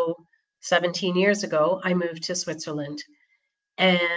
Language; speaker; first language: English; native; English